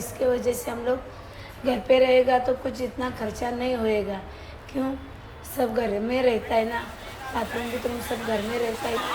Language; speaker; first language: Hindi; non-native, local second language; Marathi